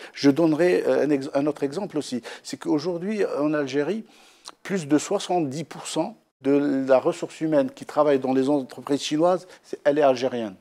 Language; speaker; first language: French; non-native, local second language; Arabic